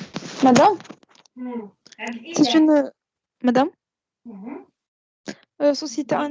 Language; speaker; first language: French; non-native, local second language; Arabic